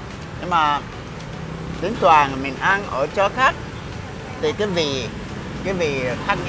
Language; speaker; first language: Vietnamese; non-native, fluent; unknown